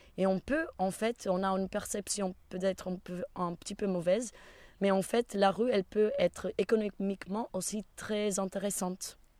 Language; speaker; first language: French; non-native, fluent; Portuguese